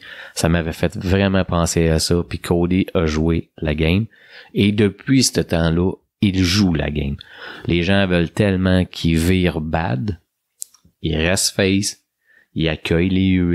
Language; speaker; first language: French; native; French